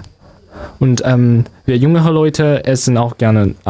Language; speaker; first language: German; non-native, learner; Chinese